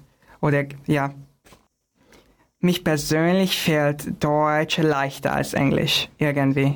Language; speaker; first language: German; non-native, fluent; Hungarian